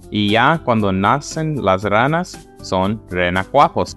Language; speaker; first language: Spanish; early bilingual, heritage; Spanish